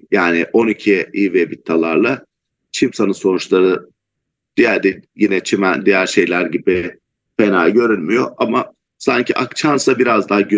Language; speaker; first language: Turkish; native; Turkish